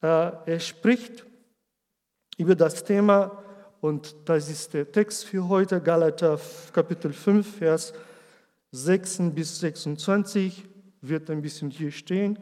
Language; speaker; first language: German; non-native, learner; Portuguese